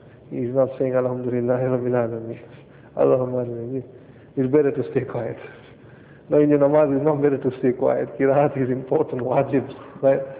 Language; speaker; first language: English; early bilingual, other home language; Urdu